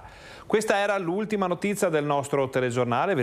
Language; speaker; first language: Italian; native; Italian